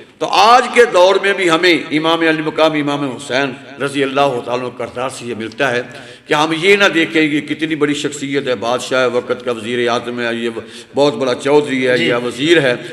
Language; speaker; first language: Urdu; non-native, local second language; Punjabi